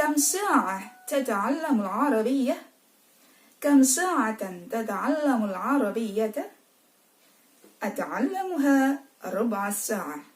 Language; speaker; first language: Arabic; non-native, fluent; Indonesian